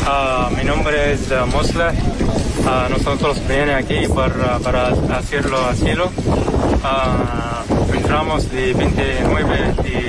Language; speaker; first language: Spanish; non-native, learner; Arabic